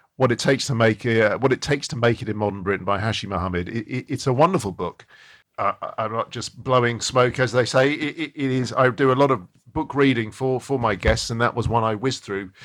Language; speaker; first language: English; native; English